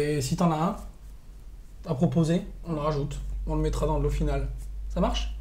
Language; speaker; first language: French; native; French